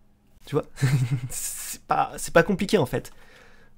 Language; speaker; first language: French; native; French